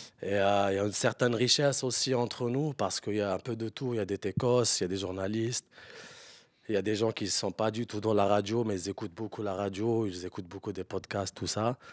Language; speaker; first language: French; non-native, local second language; Arabic